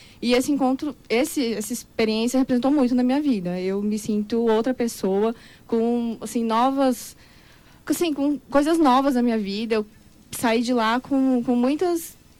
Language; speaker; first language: Portuguese; native; Portuguese